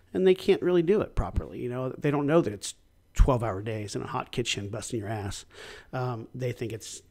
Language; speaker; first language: English; native; English